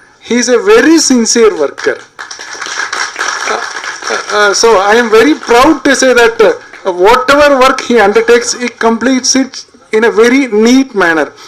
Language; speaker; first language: English; non-native, local second language; Tamil